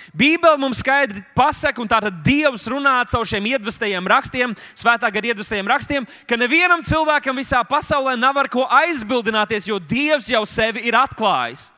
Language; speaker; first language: Latvian; native; Latvian